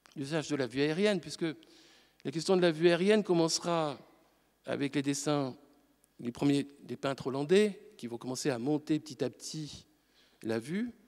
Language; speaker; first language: French; native; French